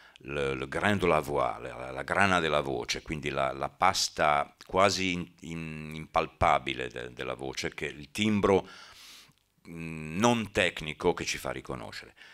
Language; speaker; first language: Italian; native; Italian